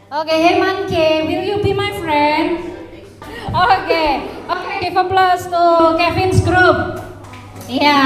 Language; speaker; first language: English; non-native, fluent; Indonesian